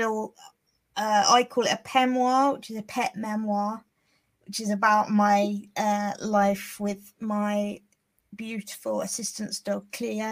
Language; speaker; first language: English; native; English